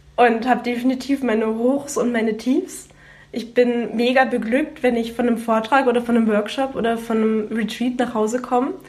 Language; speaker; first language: German; native; German